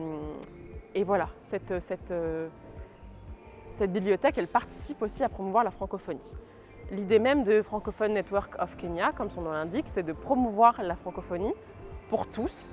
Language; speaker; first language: French; native; French